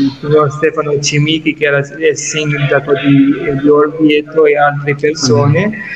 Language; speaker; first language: Italian; non-native, fluent; Arabic